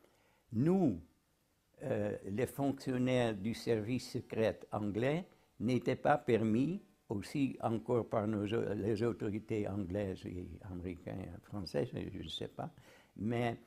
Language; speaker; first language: French; non-native, fluent; Dutch